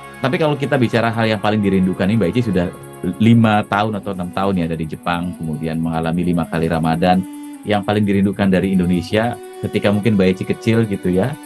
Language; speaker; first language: Indonesian; native; Indonesian